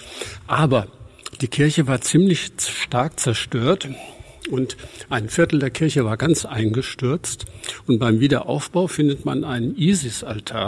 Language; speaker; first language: German; native; German